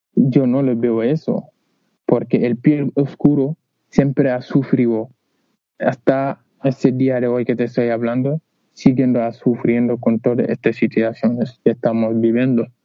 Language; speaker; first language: Spanish; non-native, learner; Wolof